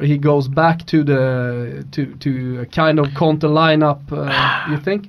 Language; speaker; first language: English; non-native, fluent; Swedish